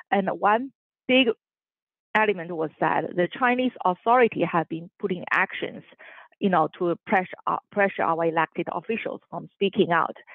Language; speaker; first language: English; non-native, fluent; Chinese